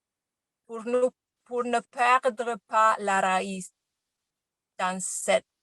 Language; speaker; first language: French; non-native, learner; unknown